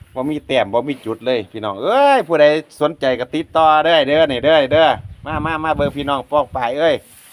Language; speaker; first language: Thai; native; Thai